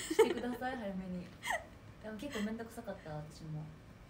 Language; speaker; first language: Japanese; native; Japanese